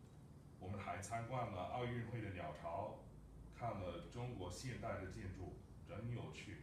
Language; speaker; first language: Chinese; non-native, fluent; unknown